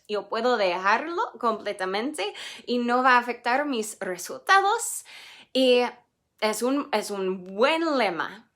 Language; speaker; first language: Spanish; non-native, fluent; English